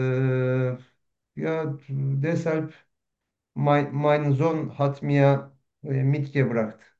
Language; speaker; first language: German; non-native, learner; Turkish